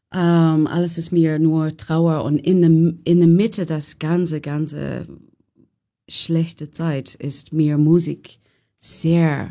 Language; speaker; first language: German; non-native, learner; English